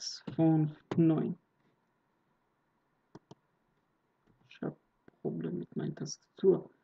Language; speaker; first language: German; non-native, learner; Persian